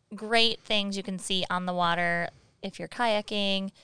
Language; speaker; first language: English; native; English